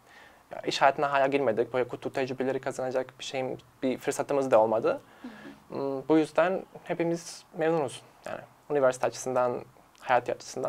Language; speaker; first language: Turkish; non-native, fluent; Serbian